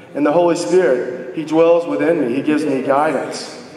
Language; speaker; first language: English; native; English